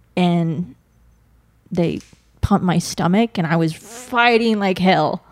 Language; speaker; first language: English; native; English